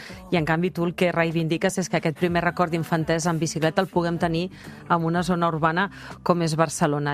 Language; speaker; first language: Catalan; native; Catalan